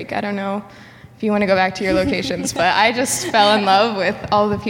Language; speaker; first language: English; native; English